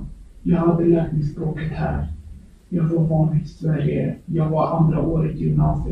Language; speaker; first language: Swedish; early bilingual, other home language; Kurdish